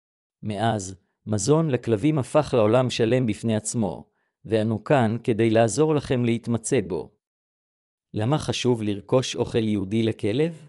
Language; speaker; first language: Hebrew; native; Hebrew